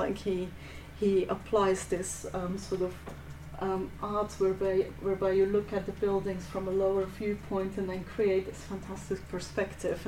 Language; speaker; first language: English; non-native, fluent; Dutch